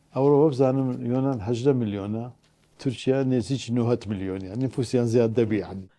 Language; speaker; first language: Central Kurdish; non-native, local second language; Turkish